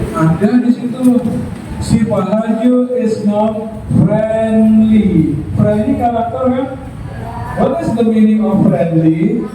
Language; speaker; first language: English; non-native, fluent; Indonesian